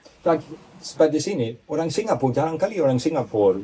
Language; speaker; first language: Indonesian; non-native, fluent; Swedish